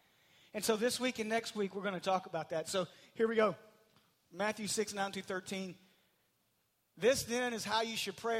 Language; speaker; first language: English; native; English